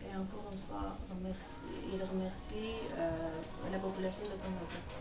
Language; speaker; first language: French; non-native, fluent; Armenian